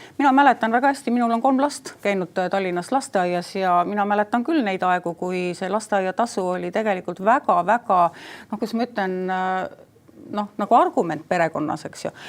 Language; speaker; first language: Estonian; native; Estonian